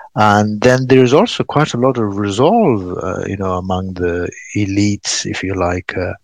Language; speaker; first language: English; non-native, fluent; Pashto